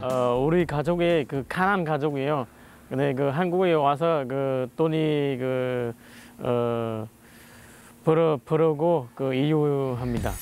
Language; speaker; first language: Korean; non-native, learner; Vietnamese